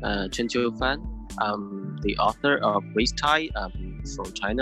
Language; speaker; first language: English; non-native, fluent; Min Nan Chinese